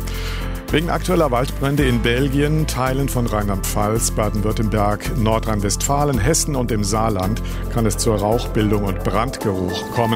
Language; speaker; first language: German; native; German